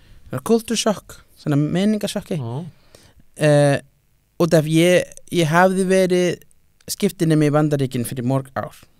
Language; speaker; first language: Icelandic; non-native, fluent; Spanish